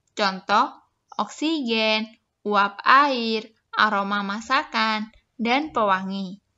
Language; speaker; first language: Indonesian; native; Indonesian